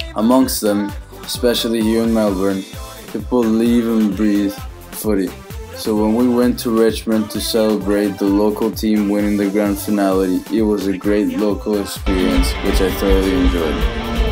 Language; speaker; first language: English; non-native, fluent; Spanish